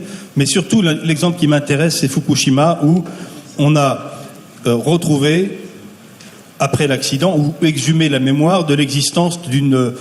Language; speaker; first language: French; native; French